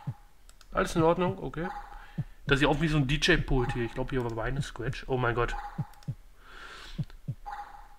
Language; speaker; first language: German; native; German